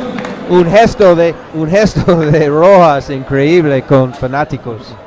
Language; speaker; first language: Spanish; non-native, learner; English